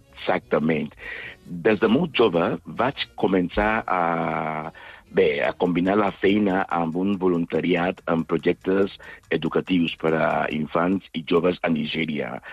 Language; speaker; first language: Catalan; non-native, fluent; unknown